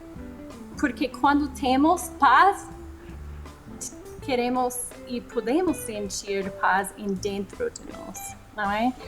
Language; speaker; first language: Portuguese; non-native, fluent; English